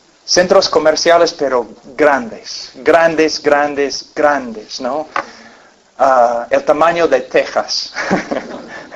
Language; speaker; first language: Spanish; non-native, fluent; English